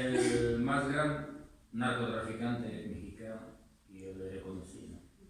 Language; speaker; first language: Spanish; non-native, learner; Russian